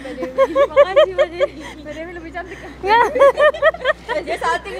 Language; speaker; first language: Indonesian; non-native, learner; Spanish